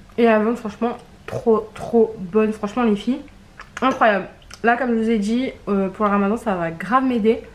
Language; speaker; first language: French; early bilingual, other home language; Arabic